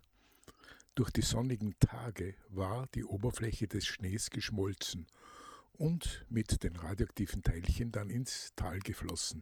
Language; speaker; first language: German; native; German